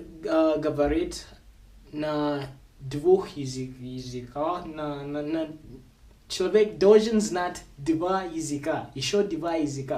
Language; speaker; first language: Russian; non-native, local second language; Bemba